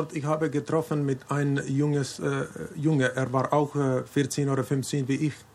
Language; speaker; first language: German; non-native, learner; Finnish